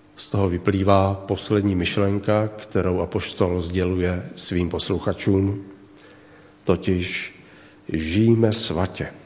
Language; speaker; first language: Czech; native; Czech